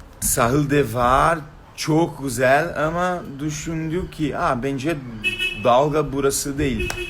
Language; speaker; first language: Turkish; non-native, learner; Portuguese